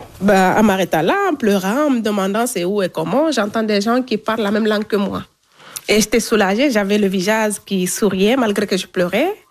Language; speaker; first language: French; non-native, local second language; Fula